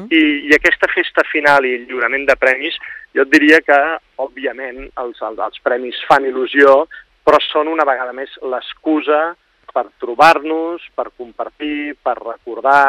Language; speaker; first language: Catalan; native; Catalan